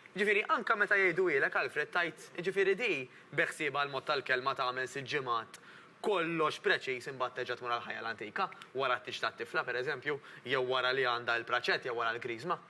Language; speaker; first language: Maltese; native; Maltese